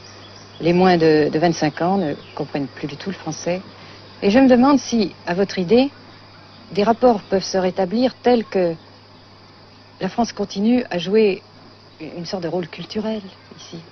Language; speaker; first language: French; native; French